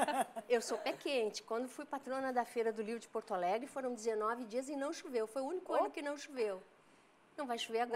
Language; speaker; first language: Portuguese; native; Portuguese